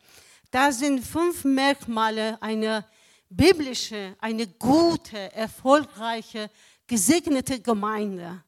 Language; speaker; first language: German; non-native, fluent; Persian